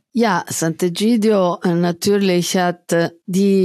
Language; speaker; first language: German; non-native, fluent; Italian